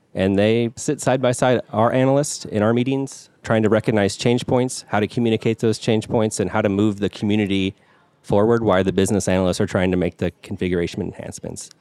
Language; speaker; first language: English; native; English